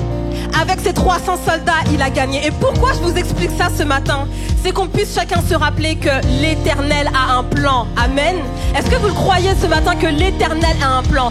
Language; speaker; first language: French; native; French